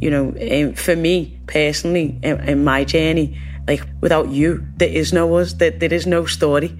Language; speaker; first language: English; native; English